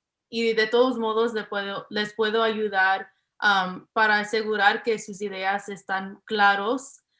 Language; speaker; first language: Spanish; early bilingual, heritage; English